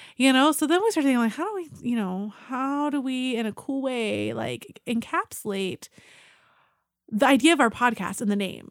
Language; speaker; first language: English; native; English